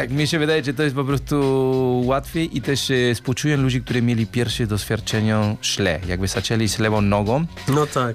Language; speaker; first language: Polish; non-native, learner; Spanish